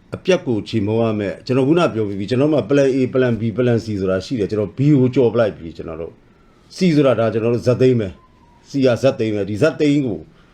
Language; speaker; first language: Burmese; non-native, local second language; S'gaw Karen